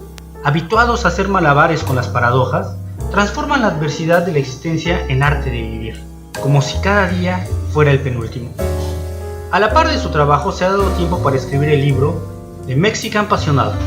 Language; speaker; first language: Spanish; native; Spanish